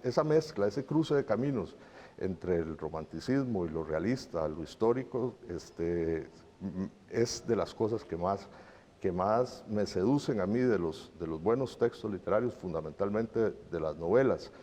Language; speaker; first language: Spanish; native; Spanish